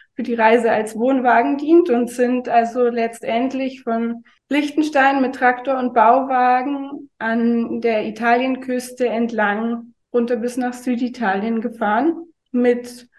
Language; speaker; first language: German; native; German